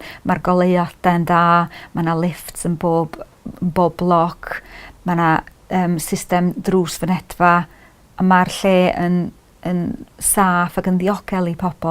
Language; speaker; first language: Welsh; native; Welsh